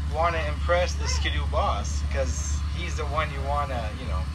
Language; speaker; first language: English; early bilingual, other home language; French